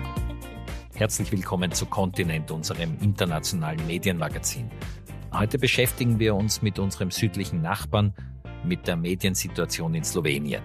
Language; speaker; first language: German; native; German